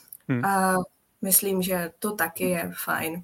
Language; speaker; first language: Czech; non-native, fluent; Japanese